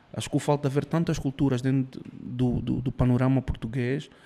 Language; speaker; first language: Portuguese; early bilingual, heritage; Spanish